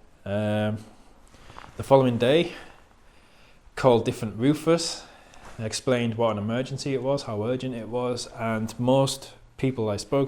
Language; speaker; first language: English; native; English